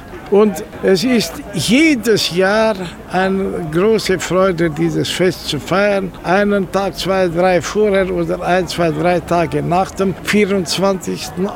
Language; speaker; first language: German; native; German